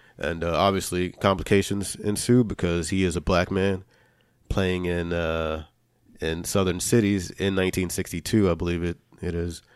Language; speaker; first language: English; native; English